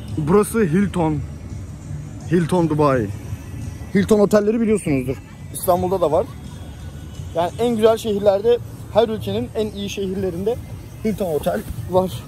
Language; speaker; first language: Turkish; native; Turkish